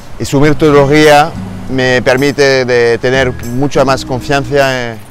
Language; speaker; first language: Spanish; non-native, learner; English